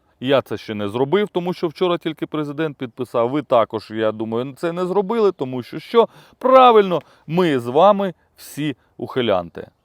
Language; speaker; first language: Ukrainian; non-native, local second language; Russian